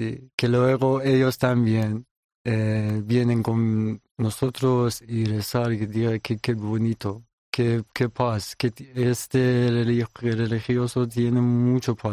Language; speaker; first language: Spanish; non-native, learner; Persian